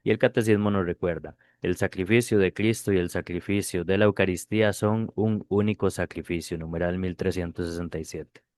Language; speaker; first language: Spanish; native; Spanish